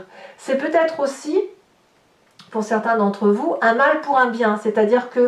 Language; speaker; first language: French; native; French